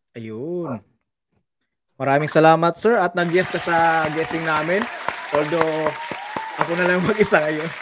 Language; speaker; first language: Filipino; non-native, local second language; Cebuano